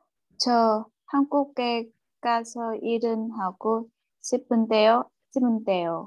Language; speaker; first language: Korean; non-native, learner; Vietnamese